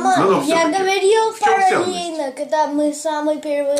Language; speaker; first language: Russian; early bilingual, heritage; English